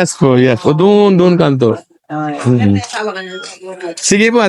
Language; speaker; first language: Filipino; non-native, learner; Urdu